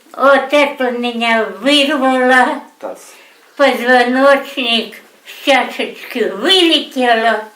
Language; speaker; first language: Russian; native; Russian